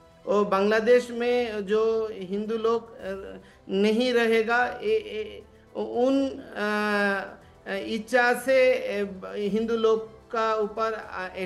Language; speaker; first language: Hindi; non-native, learner; Bangla